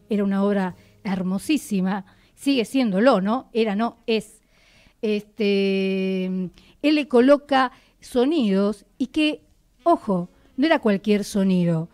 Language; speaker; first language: Spanish; native; Spanish